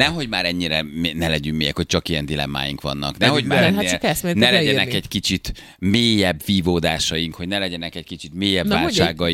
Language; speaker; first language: Hungarian; native; Hungarian